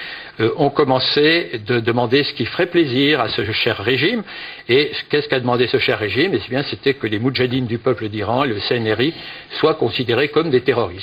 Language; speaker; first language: French; native; French